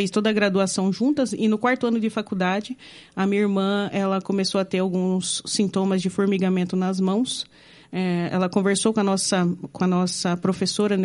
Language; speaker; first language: Portuguese; native; Portuguese